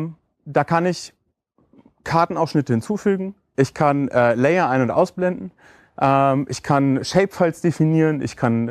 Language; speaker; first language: German; native; German